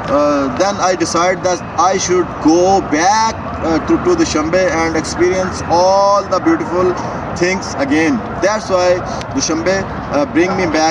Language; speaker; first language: English; non-native, learner; Urdu